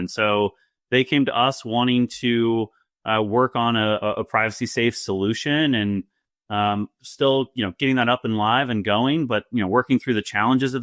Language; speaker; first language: English; native; English